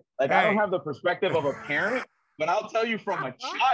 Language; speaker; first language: English; native; English